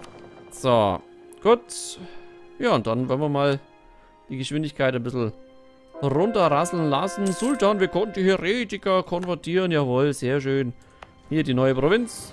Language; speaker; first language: German; native; German